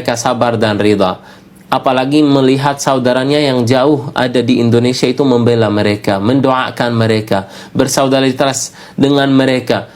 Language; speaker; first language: Indonesian; non-native, fluent; Arabic